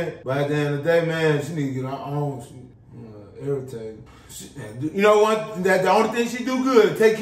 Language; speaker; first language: English; native; English